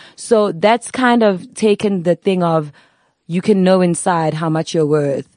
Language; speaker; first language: English; non-native, local second language; Zulu